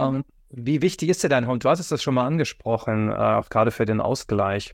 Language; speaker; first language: German; native; German